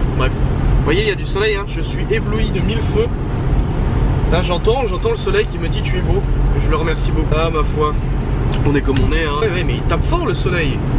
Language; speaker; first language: French; native; French